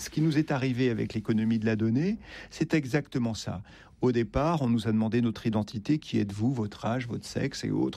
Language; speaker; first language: French; native; French